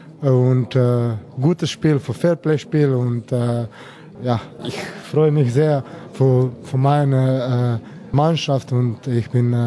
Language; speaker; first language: German; non-native, learner; Slovenian